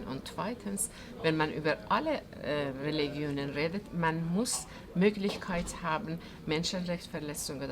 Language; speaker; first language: German; non-native, fluent; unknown